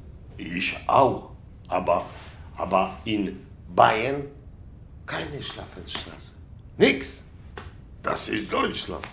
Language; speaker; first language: German; non-native, learner; Polish